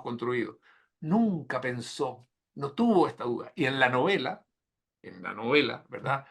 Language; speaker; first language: Spanish; native; Spanish